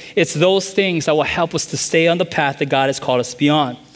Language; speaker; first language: English; native; English